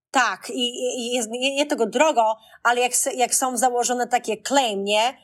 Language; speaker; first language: Polish; early bilingual, heritage; Polish